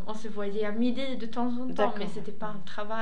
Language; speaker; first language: French; non-native, fluent; Swedish